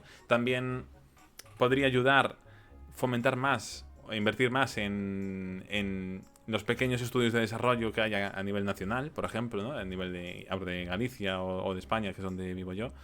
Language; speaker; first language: Spanish; native; Spanish